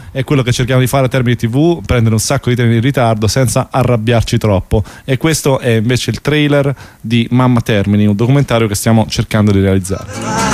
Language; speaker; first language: Italian; native; Italian